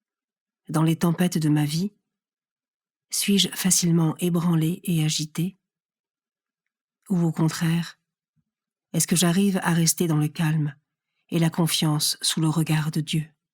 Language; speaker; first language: French; native; French